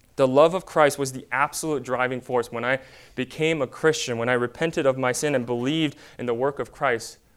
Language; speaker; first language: English; early bilingual, other home language; Korean